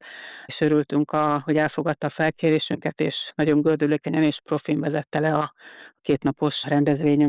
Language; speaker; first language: Hungarian; native; Hungarian